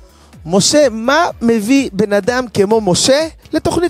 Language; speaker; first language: Hebrew; native; Hebrew